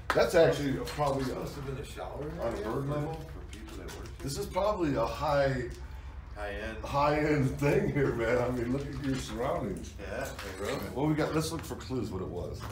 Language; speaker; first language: English; native; English